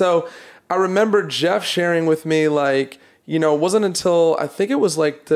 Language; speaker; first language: English; native; English